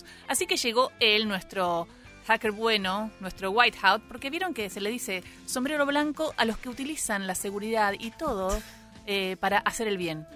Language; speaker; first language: Spanish; native; Spanish